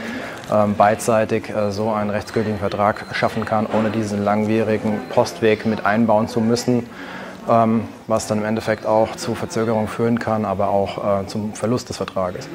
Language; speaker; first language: German; native; German